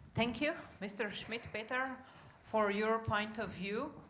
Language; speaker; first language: English; non-native, fluent; Slovenian